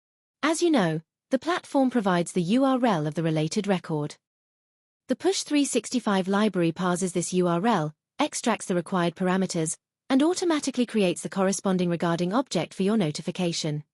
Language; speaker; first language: English; non-native, fluent; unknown